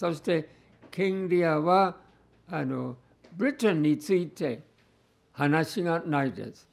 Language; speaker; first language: Japanese; non-native, fluent; English